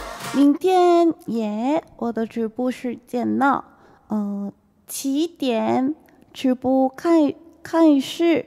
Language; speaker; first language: Chinese; non-native, learner; Korean